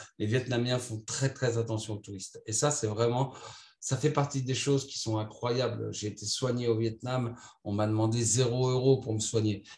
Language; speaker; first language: French; native; French